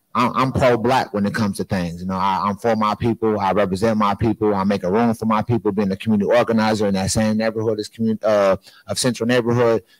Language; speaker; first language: English; native; English